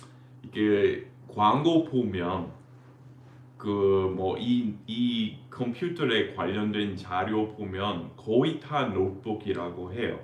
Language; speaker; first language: Korean; non-native, fluent; English